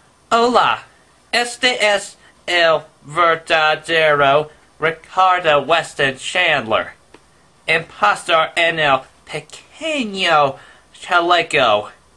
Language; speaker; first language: Spanish; non-native, learner; English